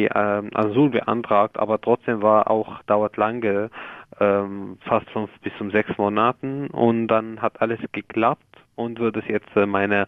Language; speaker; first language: German; non-native, learner; Arabic